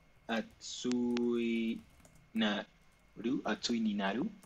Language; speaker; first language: Japanese; non-native, learner; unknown